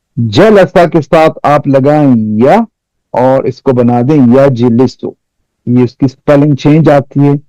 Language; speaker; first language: Urdu; non-native, local second language; Pashto